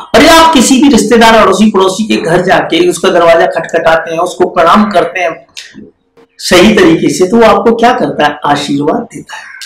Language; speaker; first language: Hindi; native; Hindi